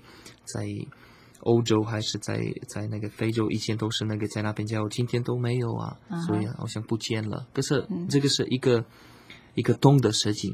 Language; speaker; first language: Chinese; non-native, learner; Slovak